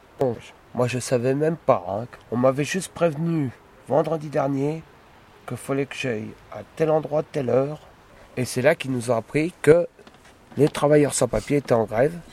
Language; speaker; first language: French; native; French